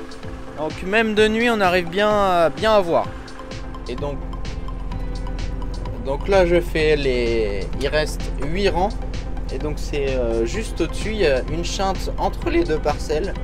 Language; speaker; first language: French; native; French